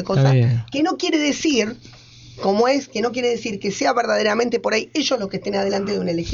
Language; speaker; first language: Spanish; native; Spanish